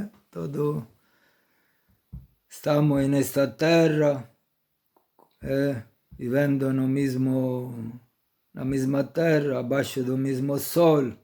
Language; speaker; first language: Portuguese; non-native, fluent; Italian